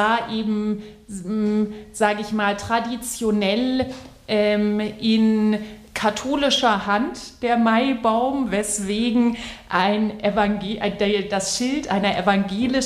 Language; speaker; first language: German; native; German